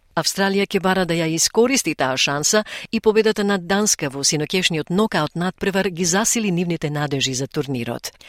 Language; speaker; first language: Macedonian; native; Macedonian